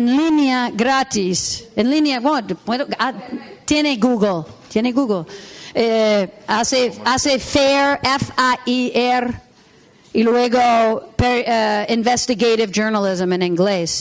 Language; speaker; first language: Spanish; non-native, fluent; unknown